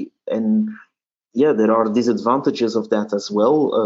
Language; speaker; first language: English; non-native, fluent; Dutch